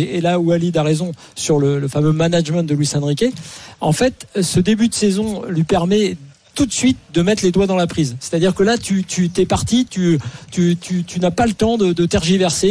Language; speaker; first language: French; native; French